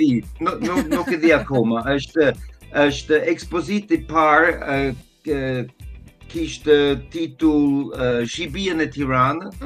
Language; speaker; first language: Albanian; non-native, learner; German